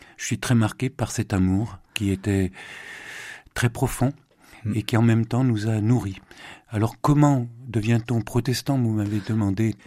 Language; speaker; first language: French; native; French